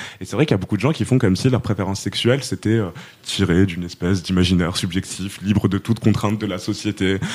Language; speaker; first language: French; non-native, local second language; Arabic